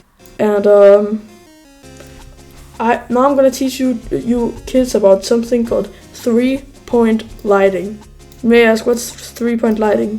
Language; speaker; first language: English; native; English